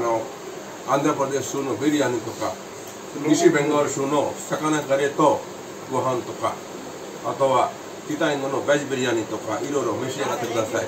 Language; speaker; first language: Japanese; non-native, fluent; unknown